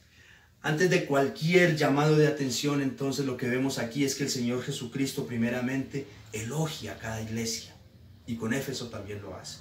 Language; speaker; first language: Spanish; native; Spanish